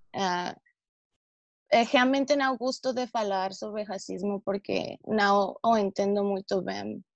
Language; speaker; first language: Portuguese; non-native, learner; Spanish